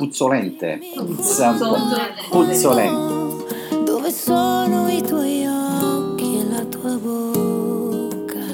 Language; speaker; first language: Italian; non-native, learner; Chinese